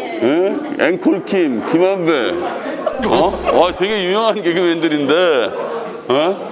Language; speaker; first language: Korean; native; Korean